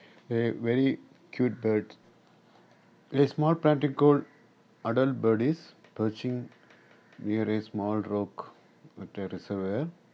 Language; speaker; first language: English; non-native, local second language; Malayalam